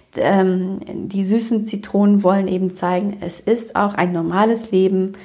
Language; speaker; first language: German; early bilingual, other home language; Romanian